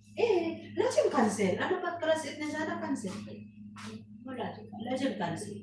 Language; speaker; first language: Arabic; non-native, learner; Indonesian